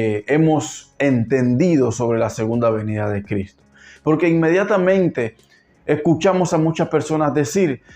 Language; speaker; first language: Spanish; native; Spanish